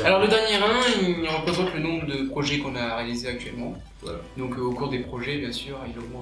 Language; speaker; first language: French; native; French